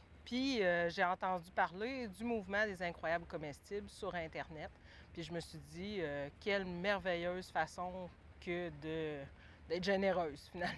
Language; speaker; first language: French; native; French